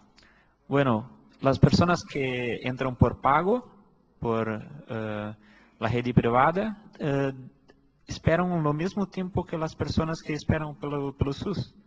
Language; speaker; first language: Spanish; non-native, fluent; Portuguese